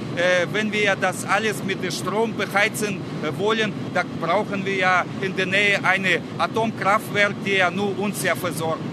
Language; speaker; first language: German; non-native, fluent; Russian